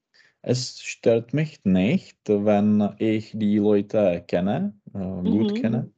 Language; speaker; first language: German; non-native, learner; Czech